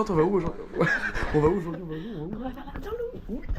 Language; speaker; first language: French; native; French